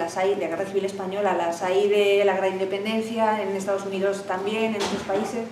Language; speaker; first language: Spanish; native; Spanish